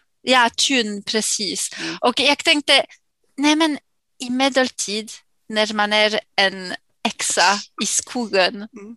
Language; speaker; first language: Swedish; non-native, fluent; English